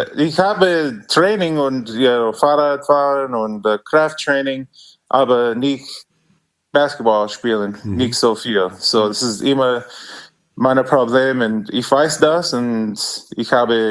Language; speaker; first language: German; non-native, learner; English